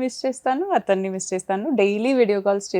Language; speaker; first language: Telugu; non-native, fluent; Malayalam